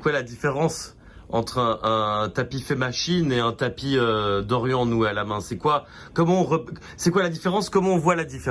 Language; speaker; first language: French; native; French